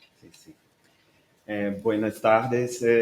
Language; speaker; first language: Spanish; non-native, learner; Portuguese